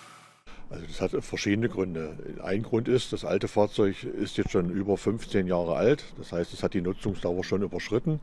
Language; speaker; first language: German; native; German